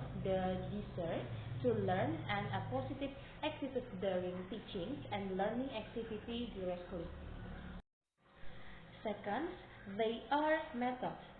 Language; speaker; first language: English; non-native, learner; Indonesian